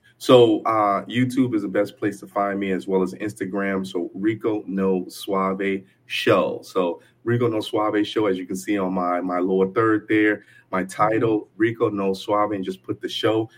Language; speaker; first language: English; native; English